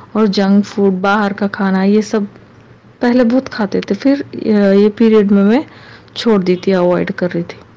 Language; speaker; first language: Hindi; non-native, local second language; Urdu